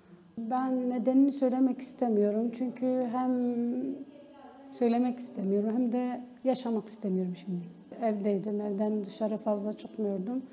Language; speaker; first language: Turkish; non-native, local second language; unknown